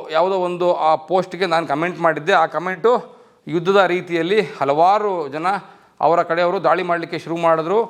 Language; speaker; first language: Kannada; native; Kannada